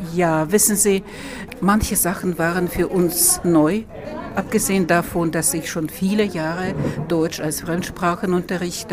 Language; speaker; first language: German; non-native, fluent; Russian